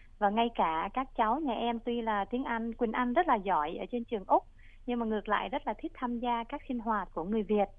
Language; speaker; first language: Vietnamese; native; Vietnamese